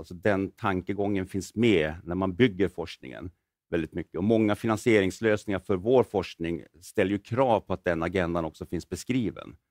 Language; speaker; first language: Swedish; native; Swedish